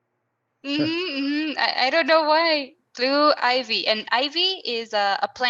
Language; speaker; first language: English; non-native, fluent; Spanish